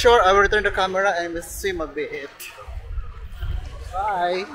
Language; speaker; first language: English; non-native, local second language; Filipino